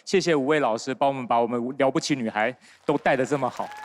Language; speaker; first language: Chinese; native; Chinese